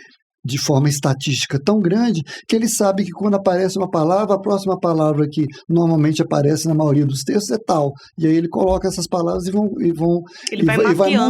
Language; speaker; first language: Portuguese; native; Portuguese